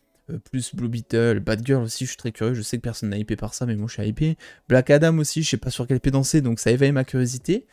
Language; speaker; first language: French; native; French